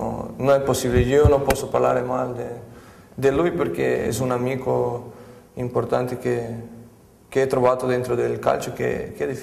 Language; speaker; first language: Italian; non-native, fluent; Portuguese